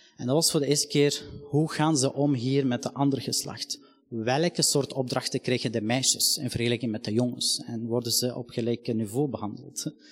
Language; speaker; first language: Dutch; non-native, fluent; Arabic